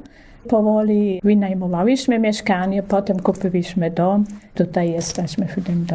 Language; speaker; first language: Polish; non-native, fluent; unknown